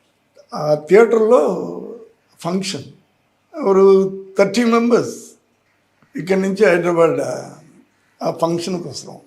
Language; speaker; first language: Telugu; non-native, learner; Tamil